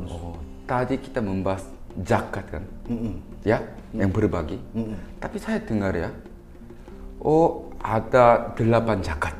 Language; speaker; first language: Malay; non-native, fluent; Korean